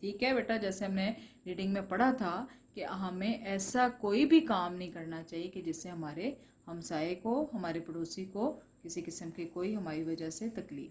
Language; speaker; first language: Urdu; non-native, local second language; Punjabi